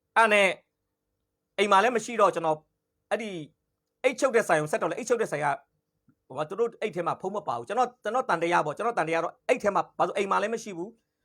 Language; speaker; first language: Burmese; native; Burmese